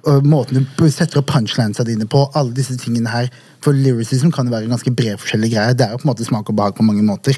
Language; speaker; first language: Norwegian; early bilingual, other home language; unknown